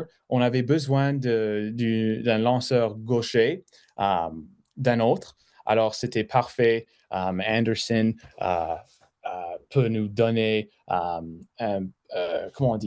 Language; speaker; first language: French; non-native, fluent; English